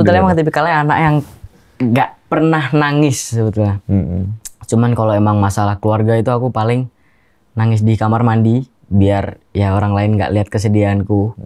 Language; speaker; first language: Indonesian; non-native, local second language; Javanese